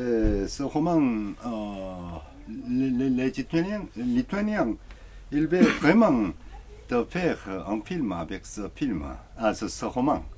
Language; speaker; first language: French; non-native, learner; Korean